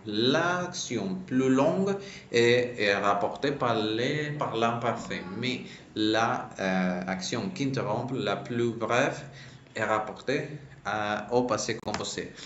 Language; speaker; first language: French; non-native, fluent; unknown